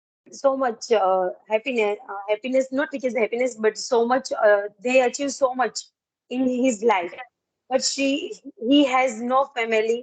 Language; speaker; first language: English; non-native, learner; Gujarati